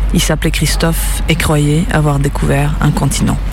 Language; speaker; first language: French; early bilingual, other home language; Serbian